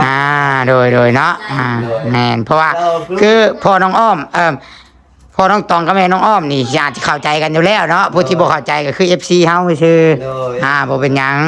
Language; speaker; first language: Thai; non-native, local second language; Lao